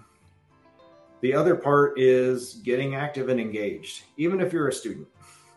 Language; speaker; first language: English; native; English